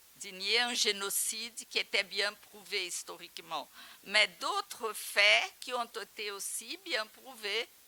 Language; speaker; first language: French; non-native, fluent; Portuguese